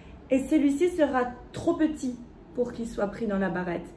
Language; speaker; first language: French; native; French